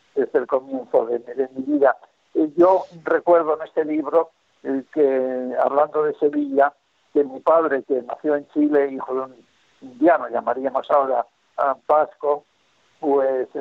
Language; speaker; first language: Spanish; native; Spanish